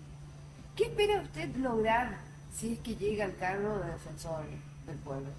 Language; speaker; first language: Spanish; native; Spanish